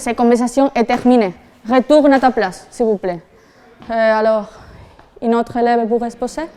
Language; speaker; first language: French; non-native, learner; Spanish